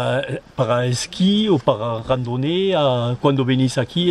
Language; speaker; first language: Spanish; non-native, learner; French